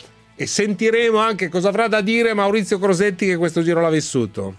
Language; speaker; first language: Italian; native; Italian